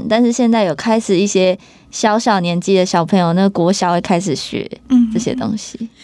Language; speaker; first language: Chinese; native; Chinese